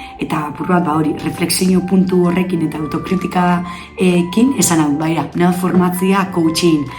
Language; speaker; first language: Basque; native; Basque